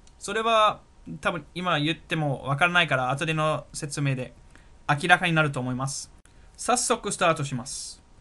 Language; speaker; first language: Japanese; non-native, fluent; German